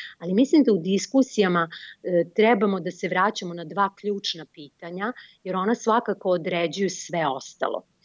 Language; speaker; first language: Serbian; native; Serbian